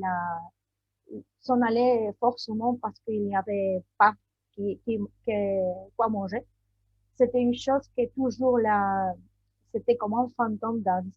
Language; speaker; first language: French; non-native, learner; Spanish